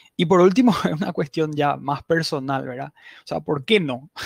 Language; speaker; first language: Spanish; native; Spanish